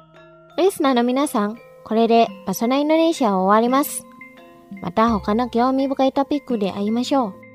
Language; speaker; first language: Japanese; non-native, fluent; Indonesian